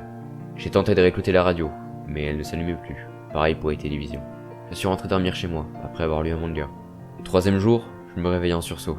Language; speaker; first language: French; native; French